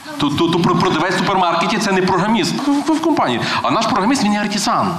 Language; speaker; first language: Ukrainian; native; Ukrainian